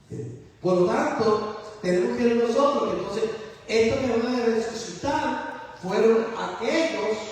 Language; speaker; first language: Spanish; native; Spanish